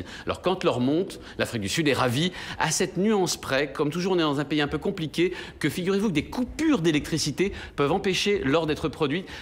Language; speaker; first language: French; native; French